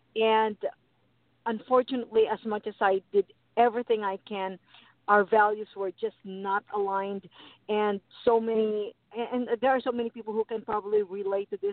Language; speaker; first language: English; non-native, local second language; Filipino